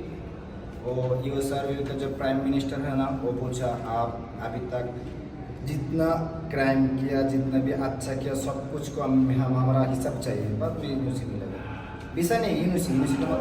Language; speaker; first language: Hindi; non-native, learner; Bangla